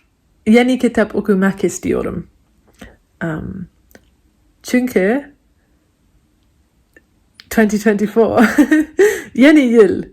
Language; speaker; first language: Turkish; non-native, learner; English